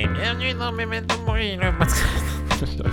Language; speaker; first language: French; native; French